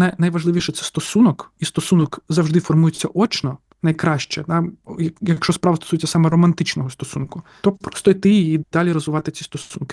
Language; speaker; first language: Ukrainian; native; Ukrainian